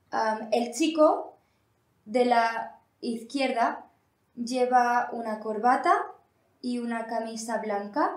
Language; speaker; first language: Spanish; non-native, learner; English